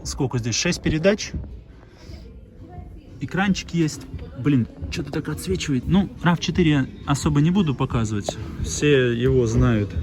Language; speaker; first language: Russian; native; Russian